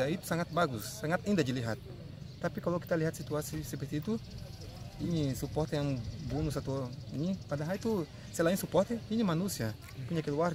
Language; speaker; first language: Indonesian; non-native, fluent; Portuguese